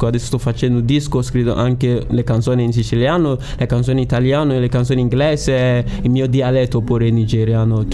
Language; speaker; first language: Italian; non-native, learner; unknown